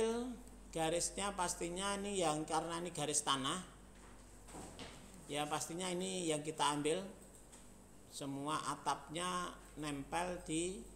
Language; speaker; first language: Indonesian; native; Indonesian